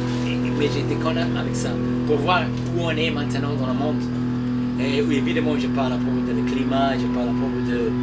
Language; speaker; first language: French; non-native, fluent; English